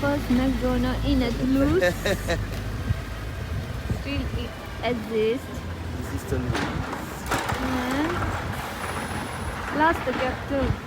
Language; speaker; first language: English; non-native, learner; Tibetan